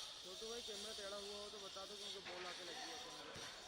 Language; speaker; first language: Hindi; native; Hindi